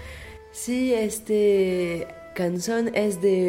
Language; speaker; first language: Spanish; non-native, learner; French